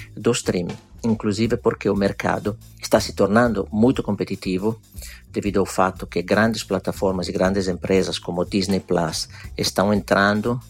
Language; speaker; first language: Portuguese; non-native, fluent; Italian